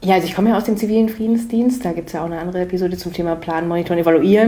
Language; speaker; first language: German; native; German